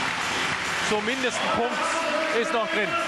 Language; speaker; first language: German; native; German